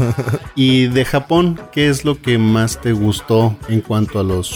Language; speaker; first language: Spanish; native; Spanish